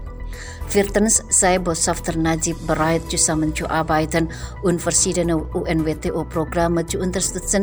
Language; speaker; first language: German; non-native, fluent; Indonesian